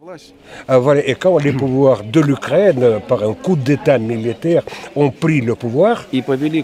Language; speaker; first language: French; non-native, fluent; Russian